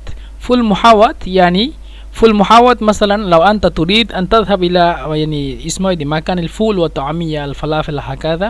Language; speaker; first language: Arabic; non-native, fluent; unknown